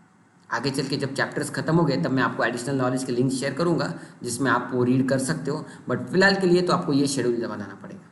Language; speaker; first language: Hindi; non-native, local second language; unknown